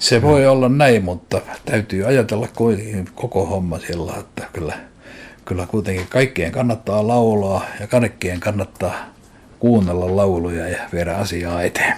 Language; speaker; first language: Finnish; native; Finnish